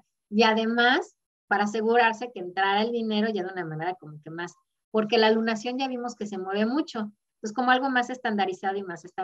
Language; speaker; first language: Spanish; native; Spanish